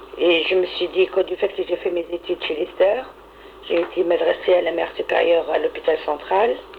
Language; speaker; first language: French; non-native, local second language; Arabic